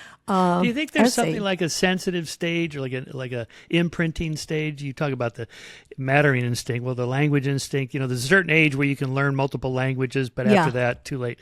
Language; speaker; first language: English; native; English